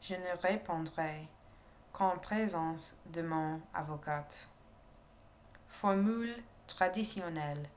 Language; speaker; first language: French; non-native, learner; English